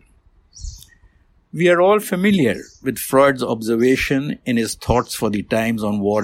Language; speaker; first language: English; non-native, local second language; Hindi